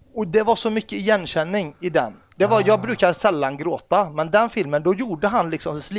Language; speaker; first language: Swedish; early bilingual, other home language; Arabic